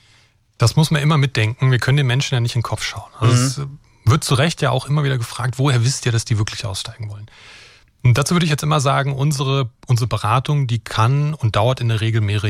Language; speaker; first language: German; native; German